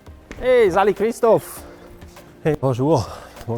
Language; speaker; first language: French; non-native, local second language; German